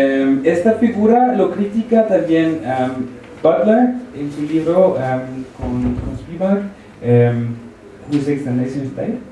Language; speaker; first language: Spanish; non-native, fluent; French